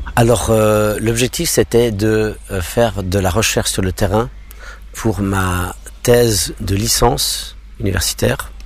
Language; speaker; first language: French; non-native, local second language; English